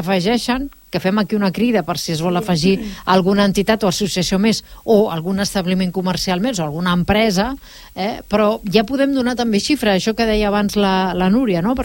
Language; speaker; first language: Catalan; native; Catalan